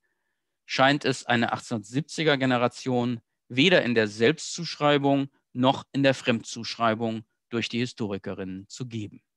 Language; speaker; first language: German; native; German